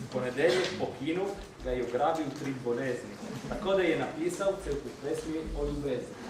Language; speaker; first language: Slovenian; non-native, learner; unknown